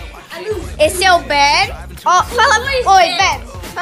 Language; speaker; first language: Portuguese; early bilingual, heritage; Portuguese